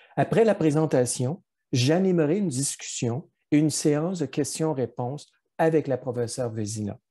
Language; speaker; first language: French; native; French